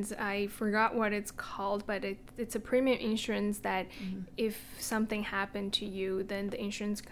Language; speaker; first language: English; non-native, fluent; Chinese